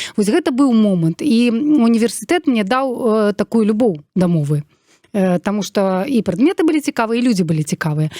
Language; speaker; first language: Belarusian; non-native, local second language; Russian